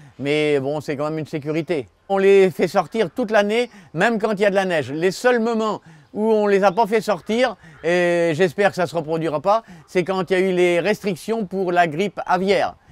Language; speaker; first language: French; native; French